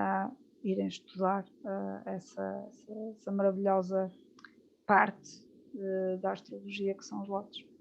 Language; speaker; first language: Portuguese; native; Portuguese